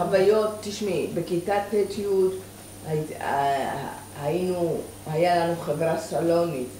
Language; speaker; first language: Hebrew; early bilingual, other home language; Persian